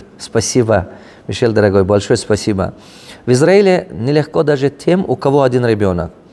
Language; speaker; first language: Russian; non-native, local second language; Tajik